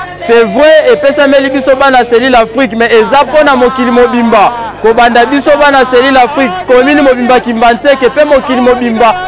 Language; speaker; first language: Lingala; non-native, local second language; Kongo